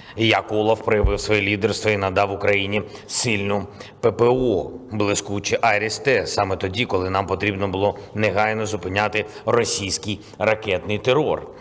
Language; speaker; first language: Ukrainian; non-native, local second language; Russian